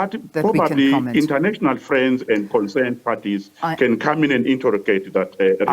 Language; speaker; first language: English; non-native, local second language; Swati